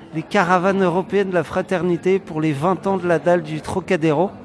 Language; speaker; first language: French; native; French